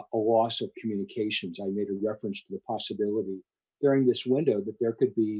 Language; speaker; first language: English; native; English